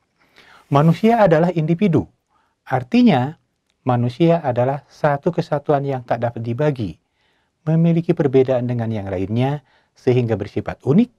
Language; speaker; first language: Indonesian; native; Indonesian